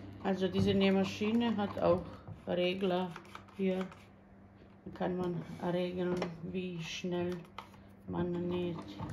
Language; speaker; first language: German; non-native, learner; Bosnian